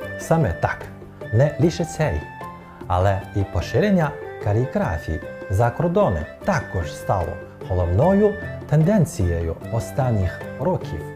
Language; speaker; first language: Ukrainian; non-native, fluent; Chinese